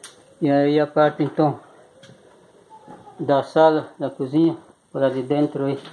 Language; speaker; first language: Portuguese; native; Portuguese